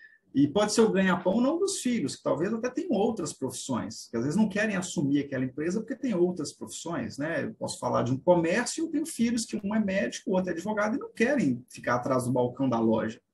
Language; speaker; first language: Portuguese; native; Portuguese